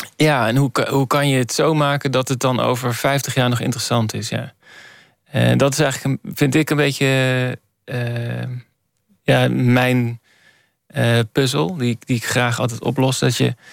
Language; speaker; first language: Dutch; native; Dutch